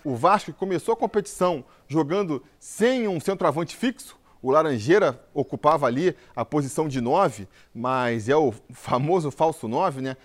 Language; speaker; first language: Portuguese; native; Portuguese